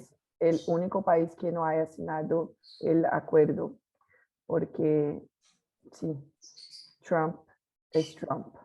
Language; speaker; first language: Spanish; non-native, learner; Portuguese